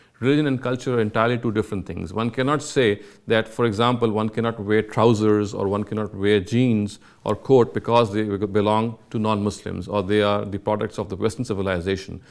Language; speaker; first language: English; non-native, local second language; Urdu